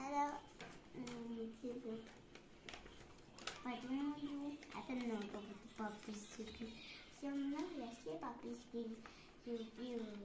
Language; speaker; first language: Russian; non-native, local second language; Kazakh